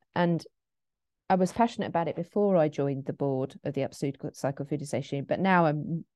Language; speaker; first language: English; native; English